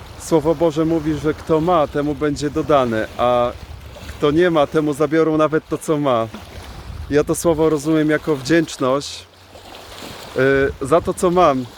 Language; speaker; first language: Polish; native; Polish